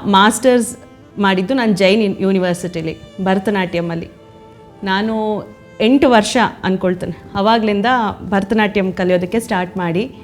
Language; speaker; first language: Kannada; native; Kannada